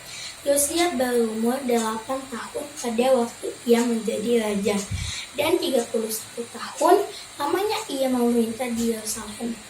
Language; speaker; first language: Indonesian; native; Indonesian